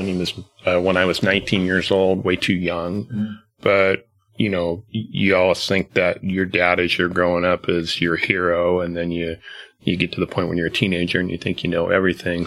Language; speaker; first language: English; native; English